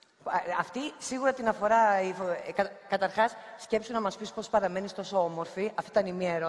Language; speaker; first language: Greek; native; Greek